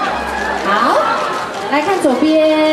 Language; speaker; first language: Chinese; native; Chinese